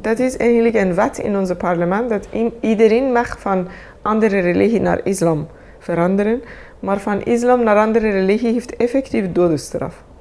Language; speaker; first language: Dutch; non-native, fluent; Persian